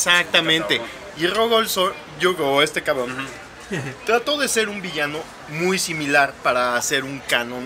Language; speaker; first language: Spanish; native; Spanish